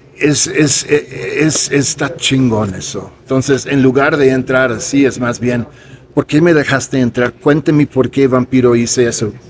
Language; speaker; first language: Spanish; non-native, fluent; English